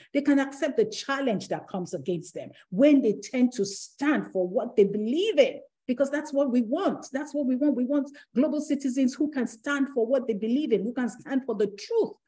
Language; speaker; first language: English; non-native, local second language; Yoruba